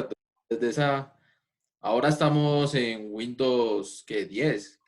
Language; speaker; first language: Spanish; native; Spanish